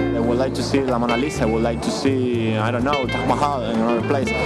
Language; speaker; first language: English; non-native, learner; Spanish